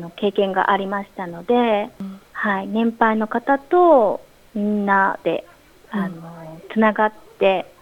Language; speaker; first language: Japanese; native; Japanese